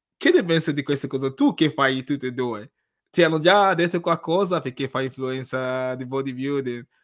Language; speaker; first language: Italian; non-native, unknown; English